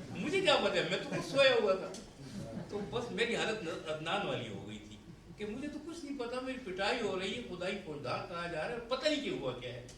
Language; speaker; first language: Urdu; non-native, local second language; Pashto